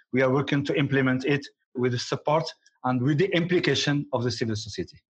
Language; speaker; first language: English; non-native, learner; Arabic